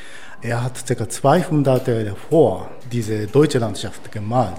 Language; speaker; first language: German; non-native, learner; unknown